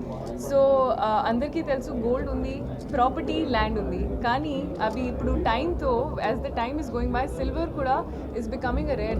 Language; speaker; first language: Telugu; non-native, learner; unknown